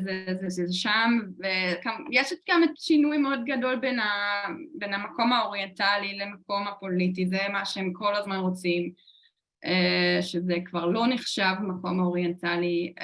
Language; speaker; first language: Hebrew; non-native, fluent; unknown